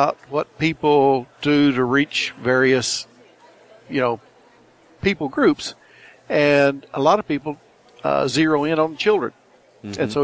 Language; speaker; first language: English; native; English